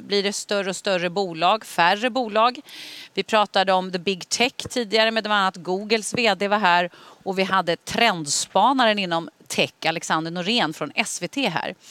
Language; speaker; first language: Swedish; native; Swedish